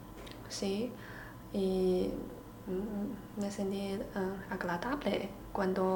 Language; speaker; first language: Spanish; non-native, learner; Chinese